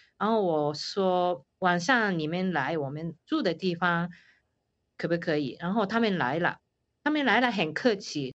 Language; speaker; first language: Chinese; non-native, fluent; Japanese